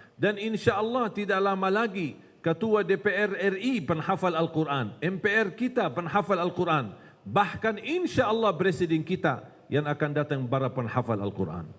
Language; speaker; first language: Malay; non-native, fluent; Arabic